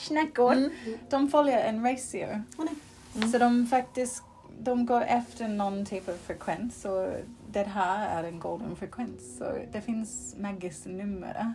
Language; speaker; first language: Swedish; non-native, fluent; English